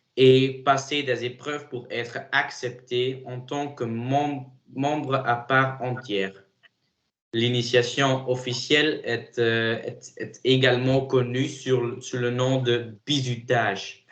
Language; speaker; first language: French; non-native, learner; Dutch